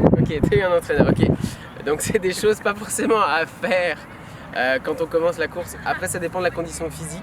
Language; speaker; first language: French; native; French